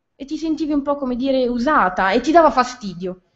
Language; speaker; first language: Italian; native; Italian